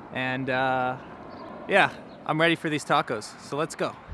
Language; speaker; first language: English; native; English